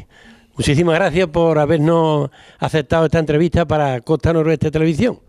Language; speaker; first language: Spanish; native; Spanish